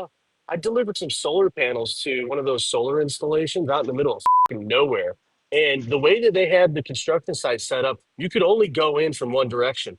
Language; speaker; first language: English; native; English